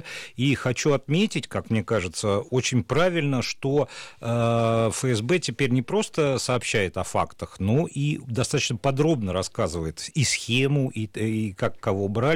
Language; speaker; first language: Russian; native; Russian